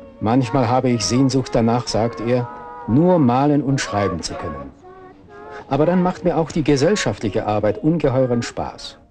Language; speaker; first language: German; native; German